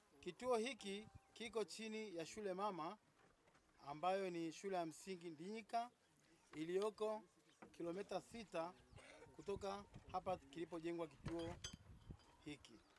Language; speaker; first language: Swahili; native; Swahili